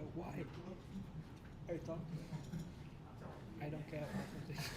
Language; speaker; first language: English; non-native, learner; Vietnamese